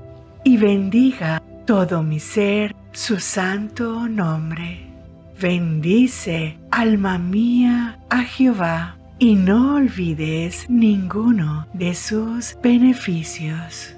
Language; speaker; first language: Spanish; native; Spanish